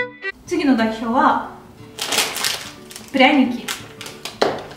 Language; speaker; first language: Japanese; non-native, fluent; Russian